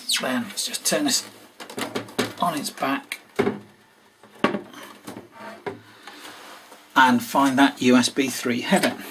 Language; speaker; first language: English; native; English